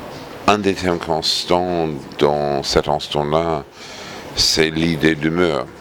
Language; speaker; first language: French; non-native, fluent; English